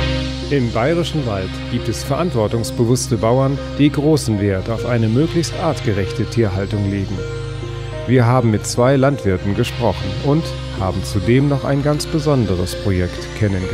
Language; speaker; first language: German; native; German